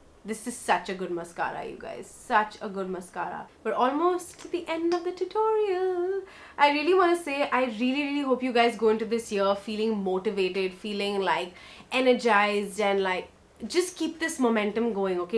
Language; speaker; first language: English; native; English